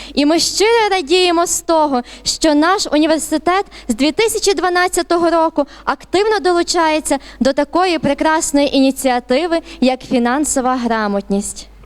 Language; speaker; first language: Ukrainian; native; Ukrainian